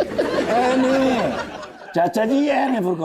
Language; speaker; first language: Hindi; non-native, local second language; Punjabi